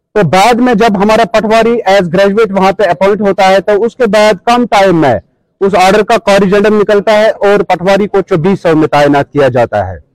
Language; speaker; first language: Urdu; non-native, local second language; Kashmiri